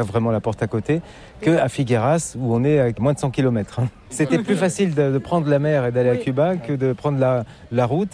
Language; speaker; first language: French; native; French